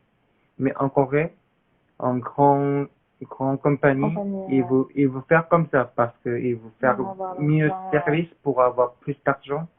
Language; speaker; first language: French; non-native, learner; Korean